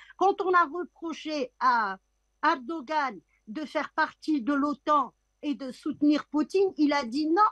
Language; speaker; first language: French; non-native, local second language; Arabic